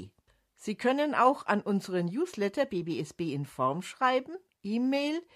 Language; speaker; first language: German; native; German